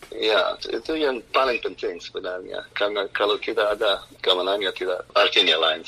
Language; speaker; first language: Indonesian; non-native, fluent; English